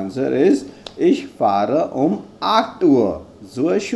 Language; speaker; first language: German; non-native, fluent; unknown